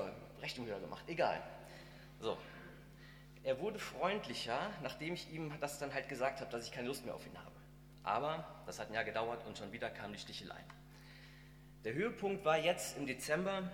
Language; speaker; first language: German; native; German